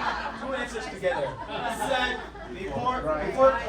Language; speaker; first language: English; non-native, fluent; Korean